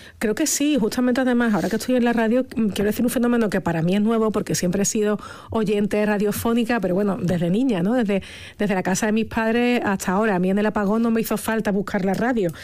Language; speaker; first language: Spanish; native; Spanish